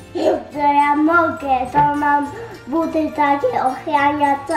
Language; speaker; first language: Polish; early bilingual, heritage; Polish